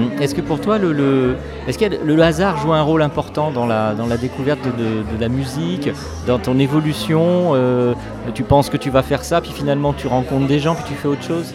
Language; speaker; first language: French; native; French